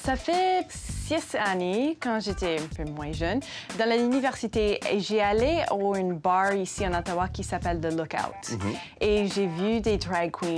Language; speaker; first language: French; non-native, local second language; English